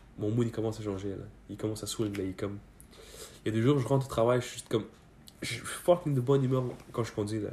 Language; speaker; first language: French; early bilingual, other home language; Persian